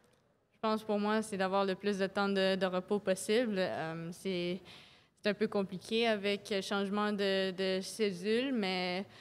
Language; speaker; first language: French; non-native, local second language; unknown